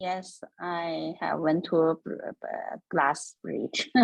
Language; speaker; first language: English; non-native, learner; Chinese